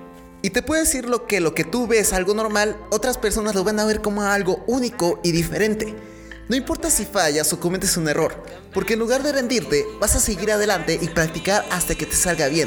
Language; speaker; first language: Spanish; native; Spanish